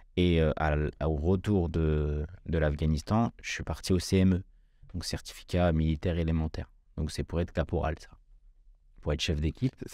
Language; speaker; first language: French; early bilingual, other home language; Kabyle